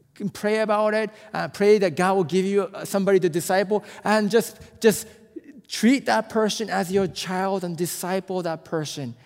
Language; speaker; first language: English; non-native, fluent; Japanese